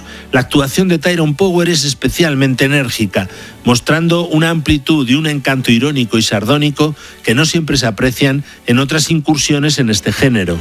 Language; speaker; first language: Spanish; native; Spanish